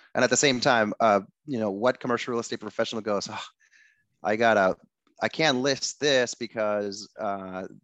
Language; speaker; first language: English; non-native, fluent; Spanish